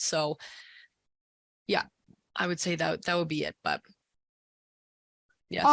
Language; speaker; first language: English; native; English